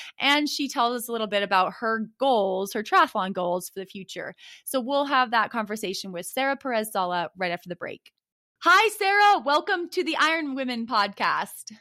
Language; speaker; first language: English; native; English